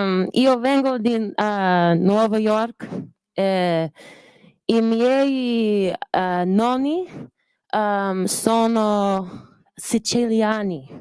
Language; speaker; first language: Italian; non-native, learner; English